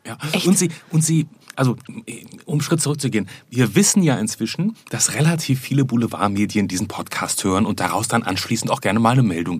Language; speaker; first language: German; native; German